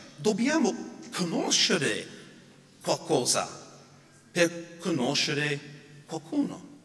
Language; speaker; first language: Italian; non-native, fluent; English